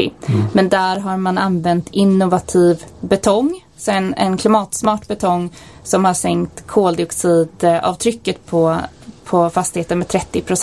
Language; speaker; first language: Swedish; native; Swedish